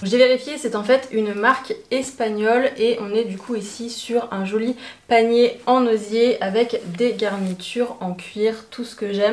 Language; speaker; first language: French; native; French